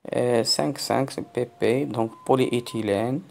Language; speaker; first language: French; non-native, local second language; Arabic